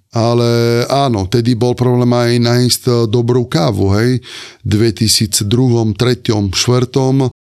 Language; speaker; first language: Slovak; non-native, fluent; Italian